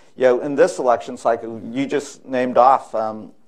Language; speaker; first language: English; native; English